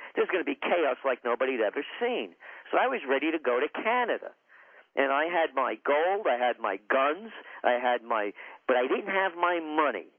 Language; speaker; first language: English; native; English